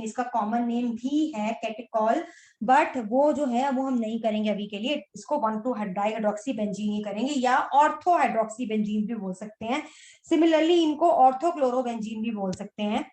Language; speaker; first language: Hindi; native; Hindi